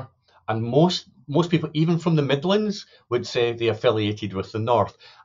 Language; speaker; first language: English; native; English